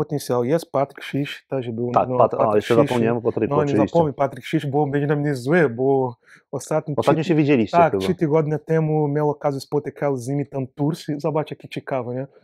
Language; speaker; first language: Polish; non-native, learner; Portuguese